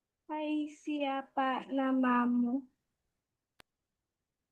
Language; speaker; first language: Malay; non-native, learner; Filipino